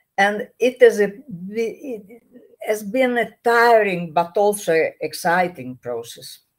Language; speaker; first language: English; non-native, learner; Italian